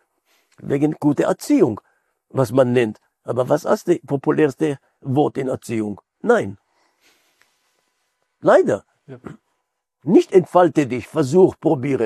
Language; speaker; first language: German; non-native, fluent; Hebrew